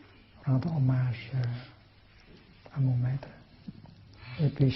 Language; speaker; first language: French; non-native, fluent; Vietnamese